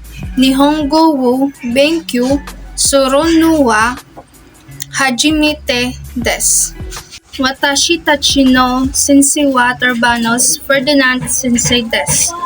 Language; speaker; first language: Japanese; non-native, learner; Filipino